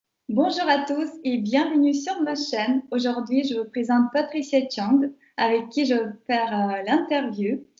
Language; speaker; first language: French; non-native, fluent; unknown